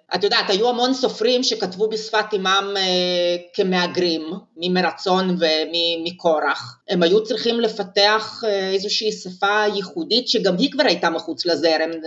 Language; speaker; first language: Hebrew; non-native, fluent; Russian